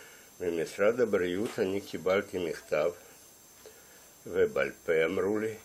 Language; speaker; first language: Hebrew; non-native, fluent; Russian